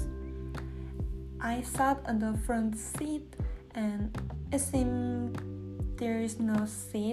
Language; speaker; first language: English; non-native, learner; Korean